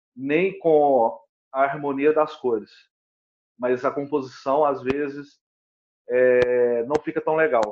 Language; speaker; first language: Portuguese; native; Portuguese